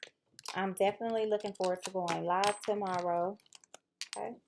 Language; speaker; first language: English; native; English